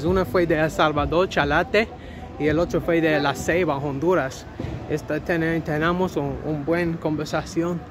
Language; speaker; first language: Spanish; non-native, learner; English